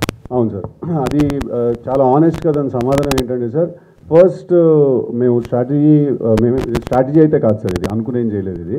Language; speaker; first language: Telugu; native; Telugu